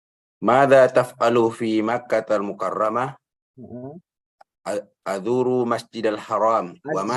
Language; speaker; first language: Arabic; non-native, learner; Indonesian